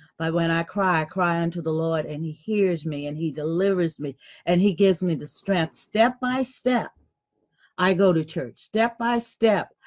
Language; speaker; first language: English; native; English